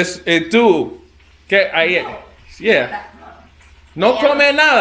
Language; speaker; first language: Spanish; non-native, learner; English